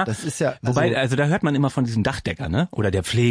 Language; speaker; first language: German; native; German